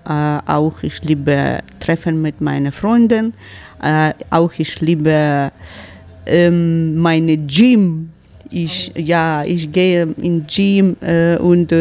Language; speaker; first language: German; non-native, learner; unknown